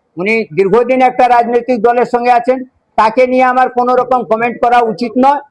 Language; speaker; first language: Bangla; non-native, local second language; Hindi